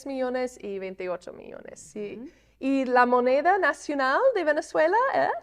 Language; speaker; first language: Spanish; non-native, fluent; English